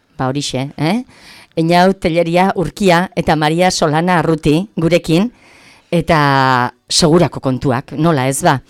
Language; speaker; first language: Basque; native; Basque